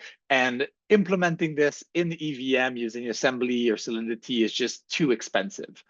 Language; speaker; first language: English; native; English